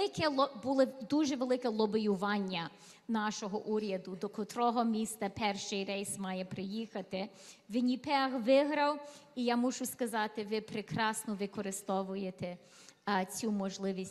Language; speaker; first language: Ukrainian; early bilingual, heritage; Ukrainian